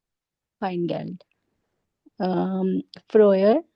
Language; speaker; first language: German; non-native, learner; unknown